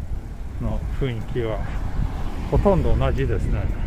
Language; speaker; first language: Japanese; non-native, fluent; Swedish